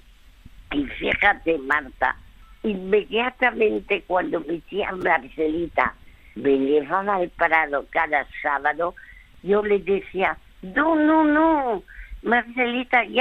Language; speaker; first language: Spanish; early bilingual, other home language; French